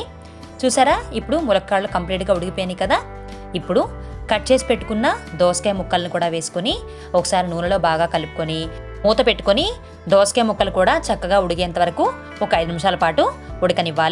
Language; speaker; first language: Telugu; native; Telugu